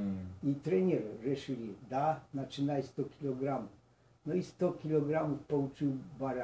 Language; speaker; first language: Russian; non-native, learner; Polish